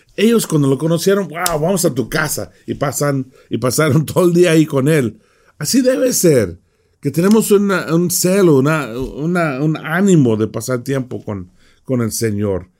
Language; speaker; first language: Spanish; early bilingual, heritage; Spanish